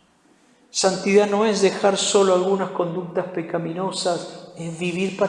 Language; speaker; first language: Spanish; native; Spanish